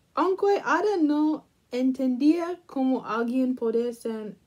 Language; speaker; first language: Spanish; non-native, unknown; English